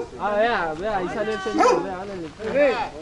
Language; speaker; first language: Spanish; native; Spanish